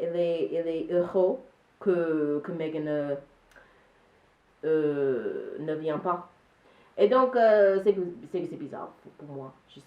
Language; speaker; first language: French; non-native, learner; English